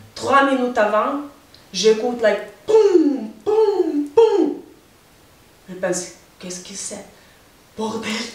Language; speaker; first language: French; non-native, learner; Ukrainian